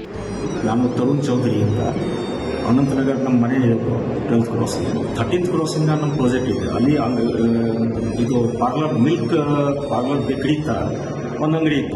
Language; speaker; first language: Kannada; non-native, learner; Hindi